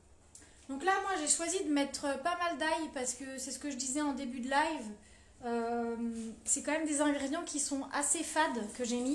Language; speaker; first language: French; native; French